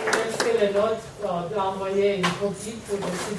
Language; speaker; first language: French; non-native, fluent; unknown